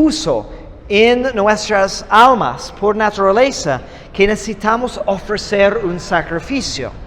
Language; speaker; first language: Spanish; non-native, fluent; English